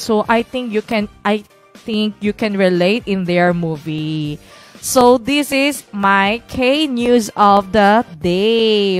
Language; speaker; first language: English; non-native, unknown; Korean